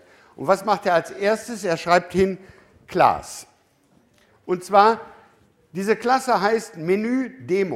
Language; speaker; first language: German; native; German